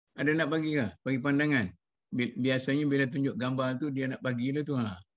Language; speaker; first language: Malay; native; Malay